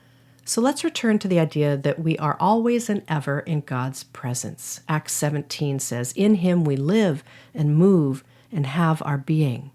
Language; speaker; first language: English; native; English